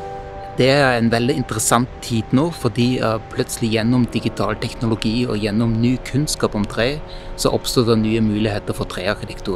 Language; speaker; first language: Norwegian; non-native, fluent; German